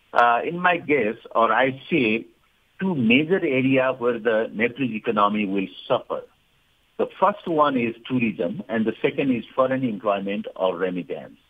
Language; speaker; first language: English; non-native, fluent; Nepali